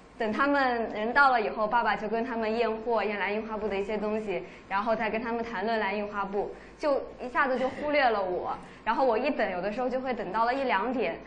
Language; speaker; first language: Chinese; native; Chinese